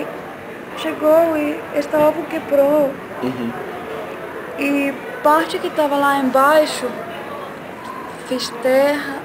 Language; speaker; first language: Portuguese; non-native, learner; Finnish